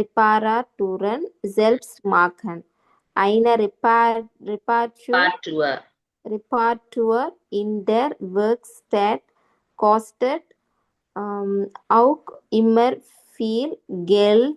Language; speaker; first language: German; non-native, learner; Tamil